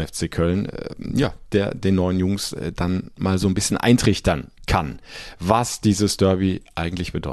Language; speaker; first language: German; native; German